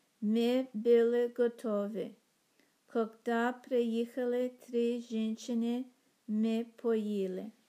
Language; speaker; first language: Russian; non-native, learner; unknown